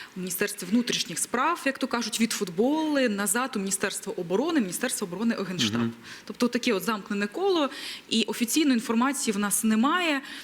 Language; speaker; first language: Ukrainian; native; Ukrainian